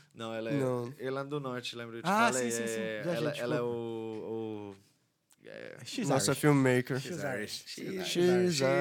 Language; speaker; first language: Portuguese; non-native, fluent; English